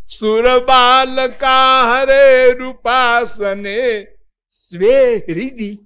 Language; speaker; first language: Hindi; native; Hindi